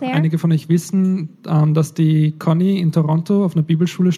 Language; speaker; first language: German; native; German